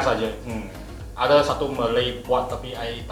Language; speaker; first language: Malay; non-native, local second language; Chinese